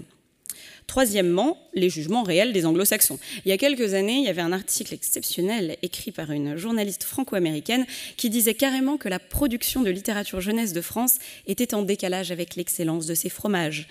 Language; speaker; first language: French; native; French